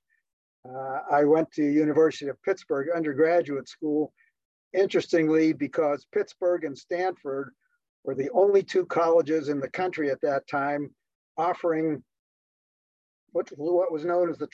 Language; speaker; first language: English; native; English